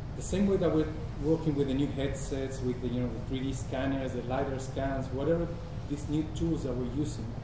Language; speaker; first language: English; early bilingual, other home language; Spanish